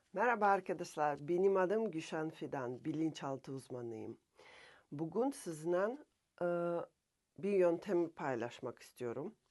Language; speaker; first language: Turkish; non-native, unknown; Russian